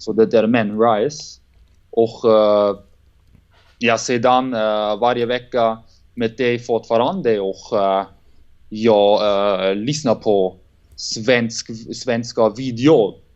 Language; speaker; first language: Swedish; non-native, learner; German